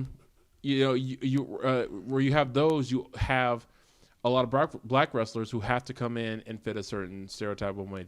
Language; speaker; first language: English; native; English